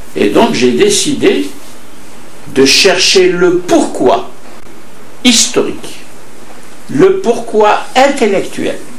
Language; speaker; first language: French; non-native, local second language; Kabyle